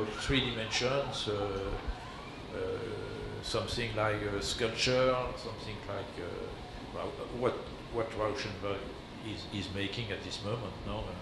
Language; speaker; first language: English; non-native, learner; French